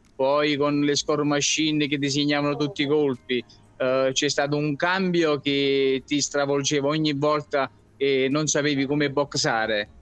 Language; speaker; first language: Italian; native; Italian